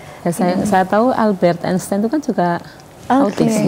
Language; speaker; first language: Indonesian; native; Indonesian